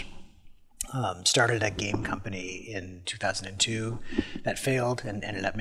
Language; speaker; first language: English; native; English